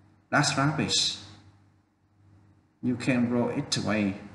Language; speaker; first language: English; non-native, fluent; Vietnamese